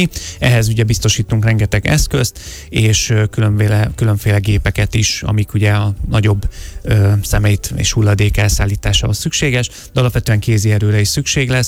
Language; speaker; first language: Hungarian; native; Hungarian